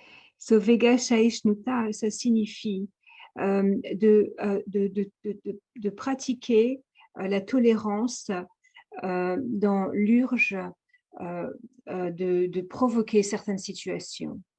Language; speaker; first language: French; native; French